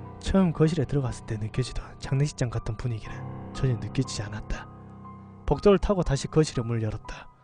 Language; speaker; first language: Korean; native; Korean